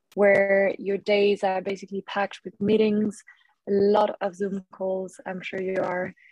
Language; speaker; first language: English; non-native, fluent; French